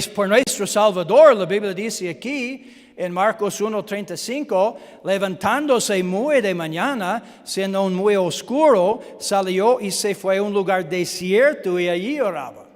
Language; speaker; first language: Spanish; non-native, learner; English